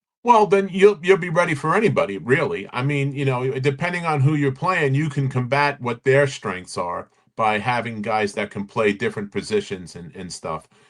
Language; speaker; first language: English; native; English